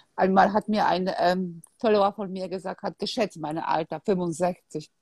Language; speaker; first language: German; non-native, fluent; Polish